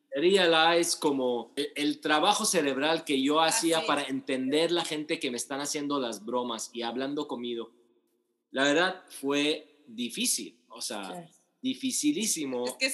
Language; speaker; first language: Spanish; non-native, fluent; Arabic